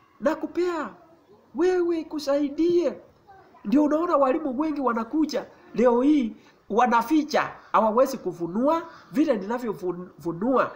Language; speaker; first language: Swahili; non-native, local second language; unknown